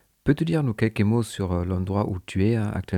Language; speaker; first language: French; native; French